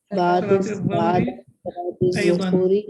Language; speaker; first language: Arabic; non-native, learner; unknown